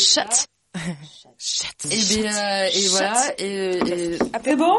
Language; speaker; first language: French; native; French